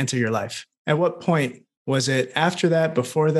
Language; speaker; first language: English; native; English